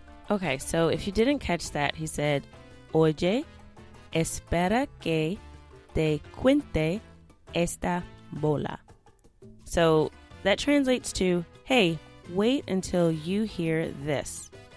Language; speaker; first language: English; native; English